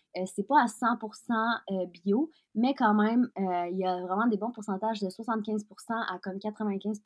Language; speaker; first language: French; early bilingual, other home language; Russian